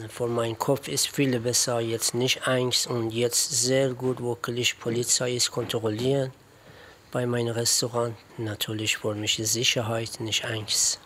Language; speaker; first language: German; non-native, learner; Persian